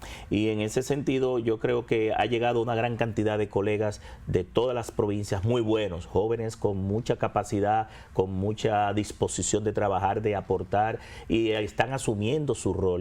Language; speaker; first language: Spanish; native; Spanish